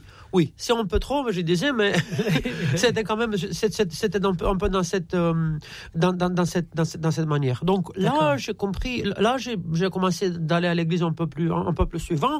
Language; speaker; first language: French; non-native, fluent; Romanian